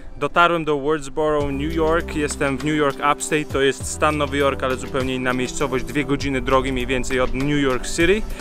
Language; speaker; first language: Polish; early bilingual, heritage; Polish